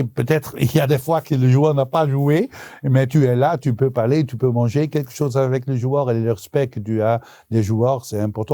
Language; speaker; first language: French; non-native, local second language; Dutch